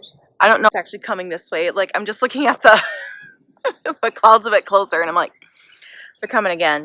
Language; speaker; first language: English; native; English